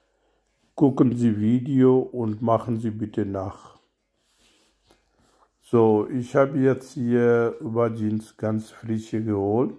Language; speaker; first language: German; non-native, learner; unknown